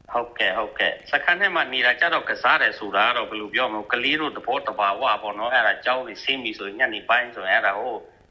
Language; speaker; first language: Burmese; non-native, local second language; Shan